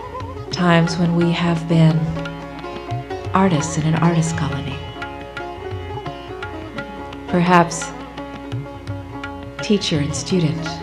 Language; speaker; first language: English; native; English